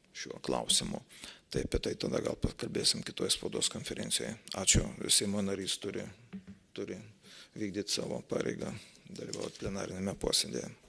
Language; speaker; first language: Lithuanian; native; Lithuanian